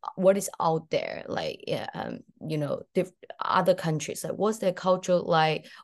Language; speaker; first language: English; early bilingual, other home language; Cantonese